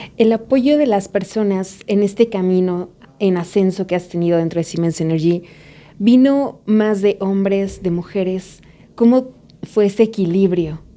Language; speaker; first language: Spanish; native; Spanish